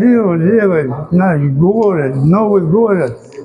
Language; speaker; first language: Russian; non-native, local second language; Chechen